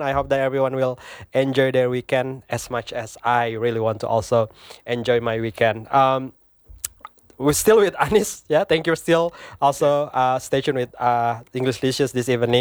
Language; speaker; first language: English; non-native, fluent; Indonesian